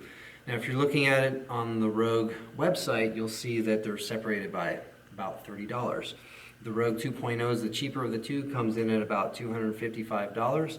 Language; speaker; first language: English; native; English